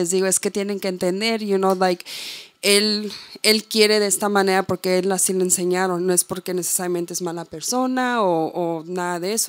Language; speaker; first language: Spanish; early bilingual, heritage; Spanish